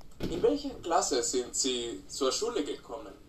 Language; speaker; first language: German; non-native, learner; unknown